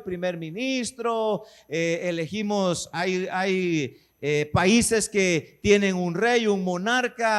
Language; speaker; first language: Spanish; native; Spanish